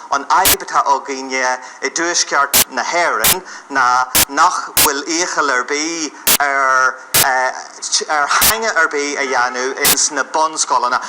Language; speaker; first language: Irish; native; Irish